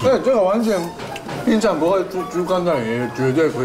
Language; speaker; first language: Chinese; native; Chinese